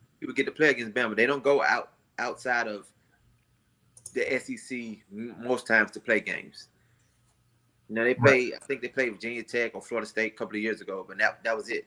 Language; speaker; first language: English; native; English